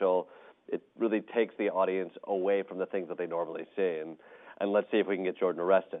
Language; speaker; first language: English; native; English